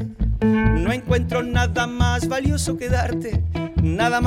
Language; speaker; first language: English; non-native, fluent; Spanish